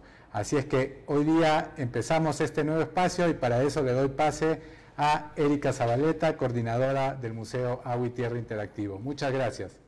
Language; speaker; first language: Spanish; native; Spanish